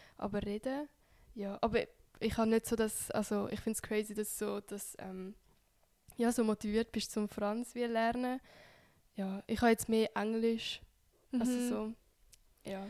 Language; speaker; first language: German; early bilingual, other home language; Hungarian